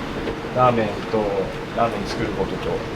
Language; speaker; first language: Japanese; native; Japanese